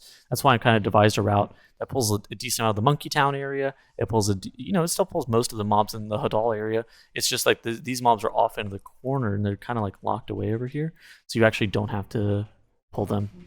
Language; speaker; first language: English; native; English